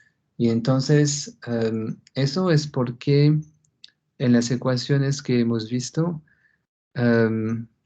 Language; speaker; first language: Spanish; non-native, fluent; French